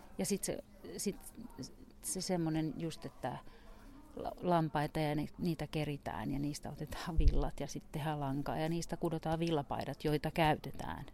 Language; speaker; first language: Finnish; native; Finnish